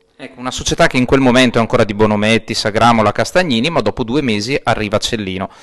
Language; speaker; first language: Italian; native; Italian